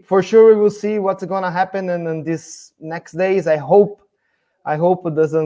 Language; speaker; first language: English; non-native, fluent; Portuguese